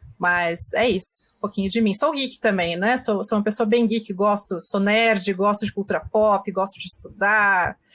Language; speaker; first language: Portuguese; native; Portuguese